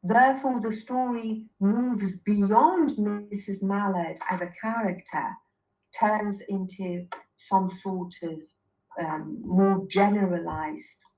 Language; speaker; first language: English; non-native, fluent; Persian